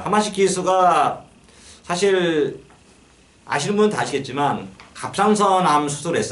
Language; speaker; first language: Korean; native; Korean